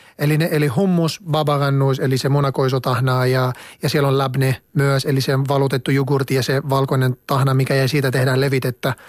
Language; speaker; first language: Finnish; non-native, fluent; Arabic